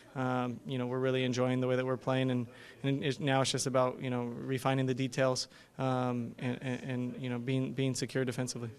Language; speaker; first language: English; early bilingual, other home language; Spanish